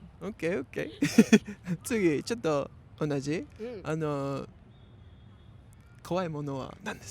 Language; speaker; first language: Japanese; non-native, learner; English